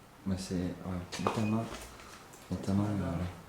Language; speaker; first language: French; native; French